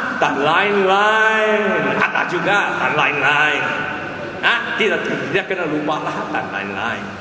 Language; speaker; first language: Malay; non-native, local second language; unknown